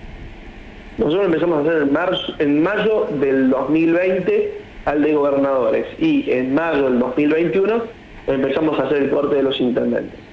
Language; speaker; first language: Spanish; native; Spanish